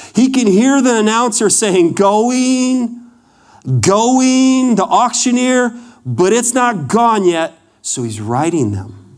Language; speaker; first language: English; native; English